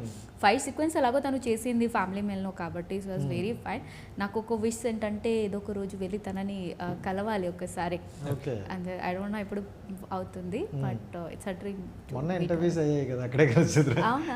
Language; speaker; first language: Telugu; non-native, learner; Odia